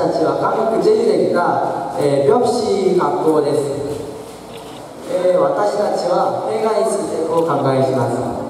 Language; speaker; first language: Japanese; non-native, learner; Korean